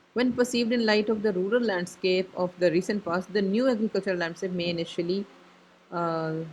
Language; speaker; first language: English; non-native, local second language; Urdu